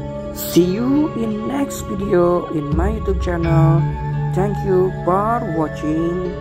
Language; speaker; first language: English; non-native, learner; Indonesian